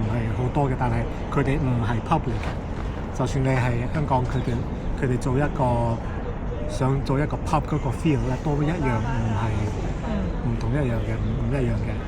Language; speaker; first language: Cantonese; early bilingual, heritage; Cantonese